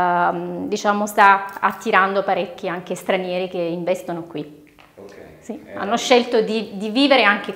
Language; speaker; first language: Italian; native; Italian